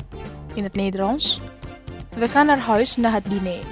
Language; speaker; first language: Dutch; non-native, learner; Indonesian